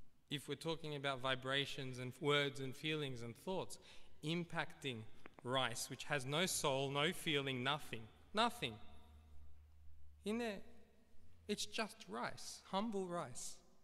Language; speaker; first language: English; early bilingual, other home language; Greek